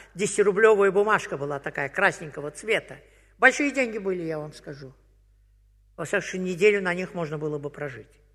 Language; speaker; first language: Russian; native; Russian